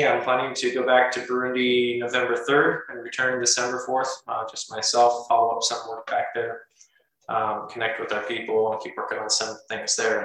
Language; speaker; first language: English; native; English